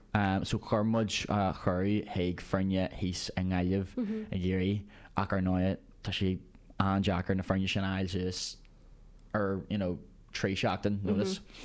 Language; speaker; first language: Irish; native; Irish